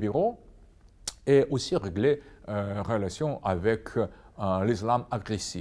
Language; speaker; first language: French; non-native, fluent; Russian